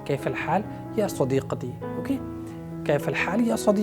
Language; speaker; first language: Arabic; non-native, fluent; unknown